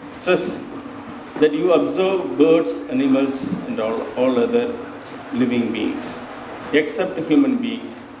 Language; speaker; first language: English; non-native, local second language; Tamil